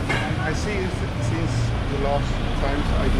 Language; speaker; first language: English; non-native, learner; Swedish